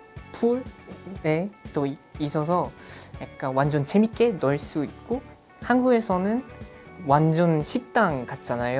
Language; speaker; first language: Korean; non-native, fluent; English